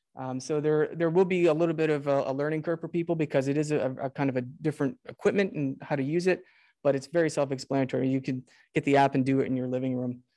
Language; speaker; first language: English; native; English